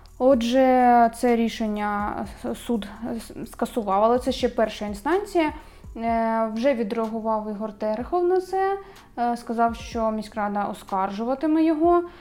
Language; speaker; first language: Ukrainian; native; Ukrainian